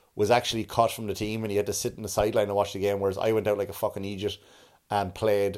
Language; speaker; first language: English; native; English